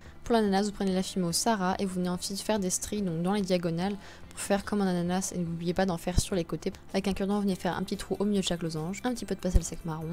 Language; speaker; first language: French; native; French